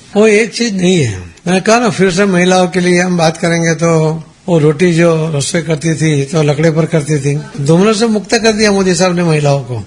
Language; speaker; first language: Hindi; non-native, local second language; Gujarati